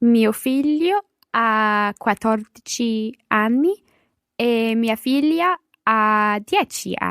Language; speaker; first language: Italian; non-native, learner; English